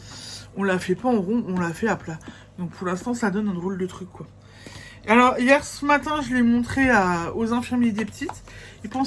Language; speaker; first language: French; native; French